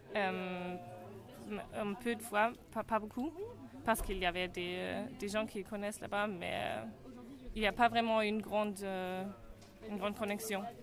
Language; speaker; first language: French; non-native, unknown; German